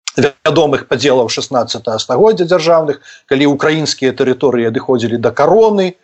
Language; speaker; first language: Belarusian; native; Belarusian